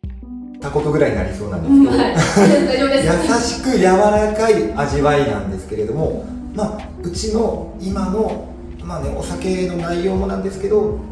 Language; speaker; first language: Japanese; native; Japanese